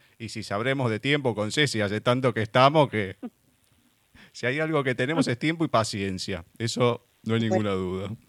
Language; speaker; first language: Spanish; native; Spanish